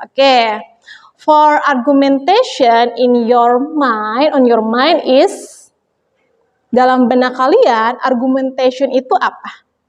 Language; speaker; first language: English; non-native, learner; Indonesian